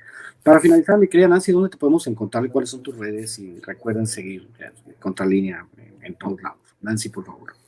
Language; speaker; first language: Spanish; native; Spanish